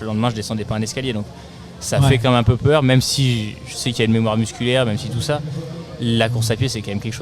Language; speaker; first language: French; native; French